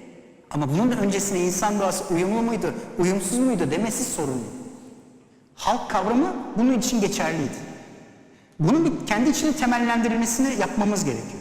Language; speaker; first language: Turkish; native; Turkish